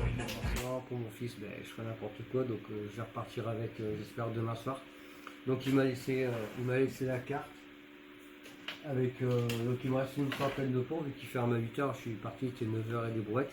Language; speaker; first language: French; native; French